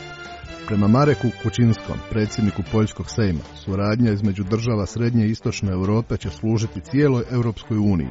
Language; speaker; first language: Croatian; native; Croatian